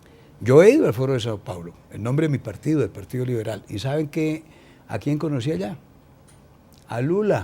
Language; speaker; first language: Spanish; native; Spanish